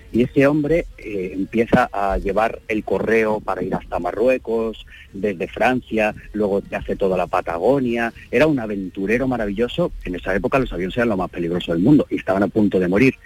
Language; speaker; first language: Spanish; native; Spanish